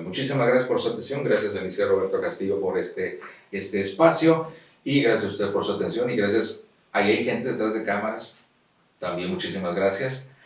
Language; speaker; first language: Spanish; native; Spanish